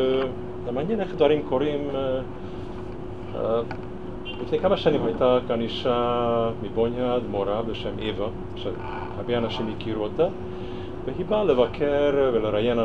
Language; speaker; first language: Hebrew; non-native, fluent; Hungarian